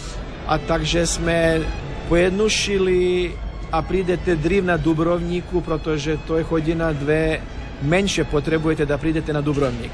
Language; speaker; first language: Slovak; non-native, learner; Croatian